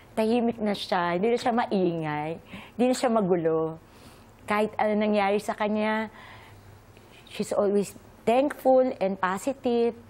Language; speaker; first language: Filipino; native; Filipino